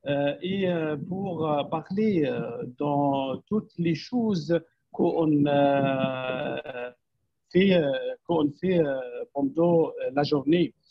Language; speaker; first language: French; non-native, fluent; Arabic